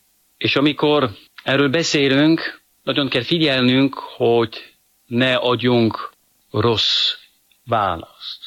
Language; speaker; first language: Hungarian; non-native, fluent; French